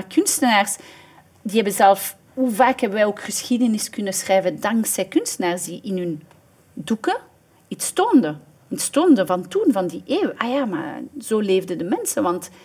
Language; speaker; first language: Dutch; native; Dutch